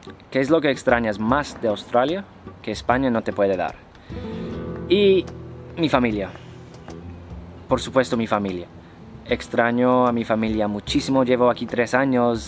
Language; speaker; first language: Spanish; non-native, fluent; English